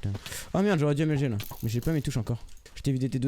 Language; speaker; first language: French; native; French